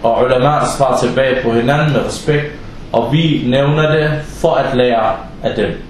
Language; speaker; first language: Danish; non-native, fluent; Arabic